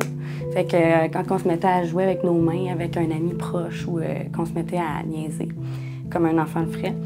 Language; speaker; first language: French; native; French